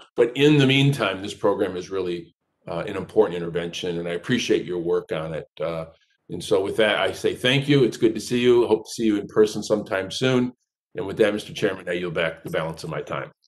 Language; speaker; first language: English; native; English